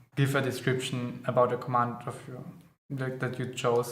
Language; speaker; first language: English; non-native, fluent; German